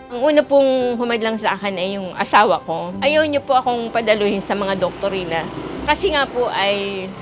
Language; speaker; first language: Filipino; native; Filipino